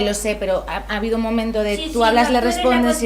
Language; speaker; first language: Spanish; native; Spanish